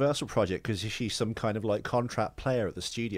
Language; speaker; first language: English; native; English